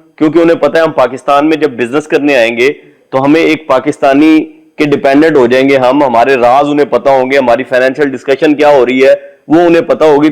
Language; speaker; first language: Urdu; non-native, local second language; Punjabi